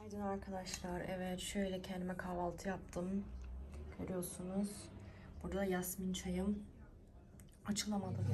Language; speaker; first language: Turkish; early bilingual, heritage; Turkish